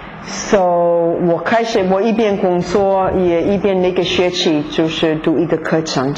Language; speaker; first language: Chinese; non-native, fluent; English